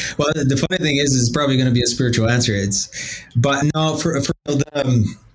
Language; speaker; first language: English; early bilingual, other home language; Portuguese